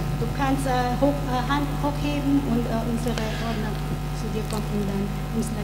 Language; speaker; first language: German; non-native, learner; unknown